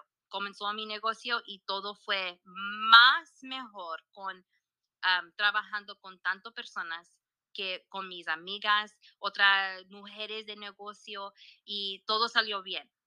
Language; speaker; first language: Spanish; early bilingual, heritage; Spanish